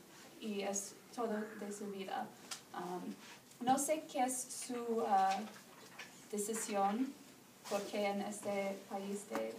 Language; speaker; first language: Spanish; non-native, learner; English